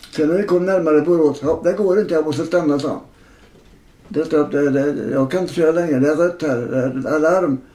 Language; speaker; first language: Swedish; native; Swedish